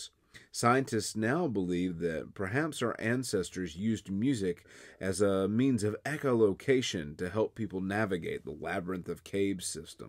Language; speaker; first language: English; native; English